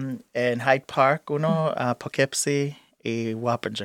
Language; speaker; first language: Spanish; early bilingual, heritage; English